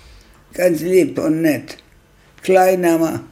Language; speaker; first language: German; non-native, learner; Greek